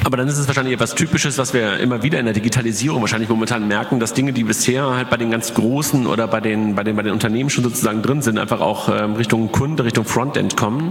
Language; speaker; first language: German; native; German